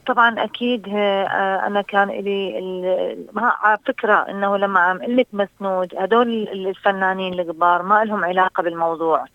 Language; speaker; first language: Arabic; non-native, local second language; Assyrian Neo-Aramaic